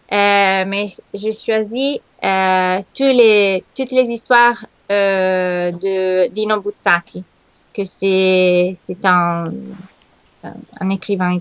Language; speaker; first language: French; non-native, learner; Italian